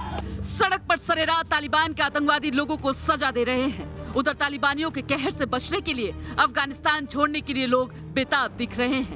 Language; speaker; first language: Hindi; native; Hindi